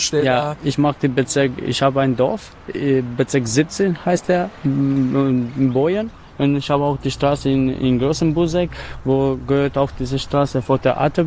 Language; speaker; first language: German; non-native, learner; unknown